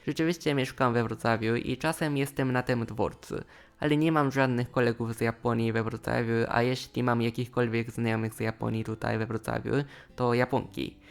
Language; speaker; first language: Polish; non-native, fluent; Japanese